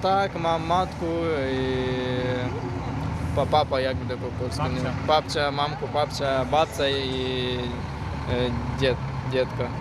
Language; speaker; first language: Polish; non-native, learner; Ukrainian